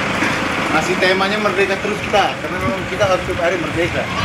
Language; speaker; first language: Indonesian; native; Indonesian